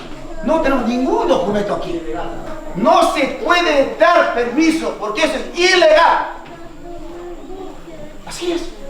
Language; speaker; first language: Spanish; non-native, local second language; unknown